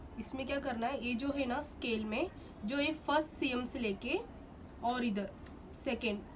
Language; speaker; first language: Hindi; non-native, local second language; Tamil